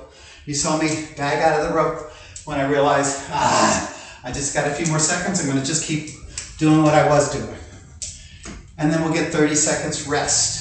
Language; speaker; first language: English; native; English